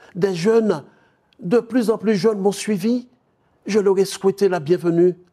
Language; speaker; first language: French; native; French